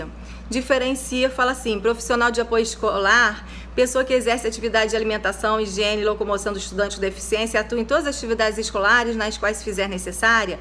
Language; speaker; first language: Portuguese; native; Portuguese